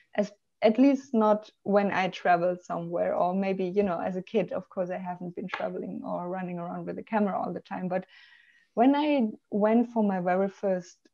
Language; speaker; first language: English; non-native, fluent; German